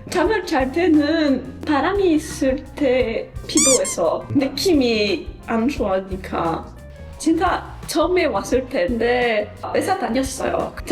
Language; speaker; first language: Korean; non-native, learner; French